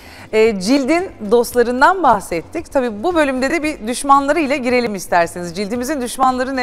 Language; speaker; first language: Turkish; native; Turkish